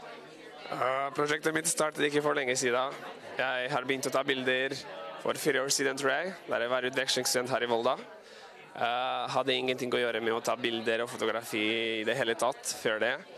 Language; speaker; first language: Norwegian; non-native, fluent; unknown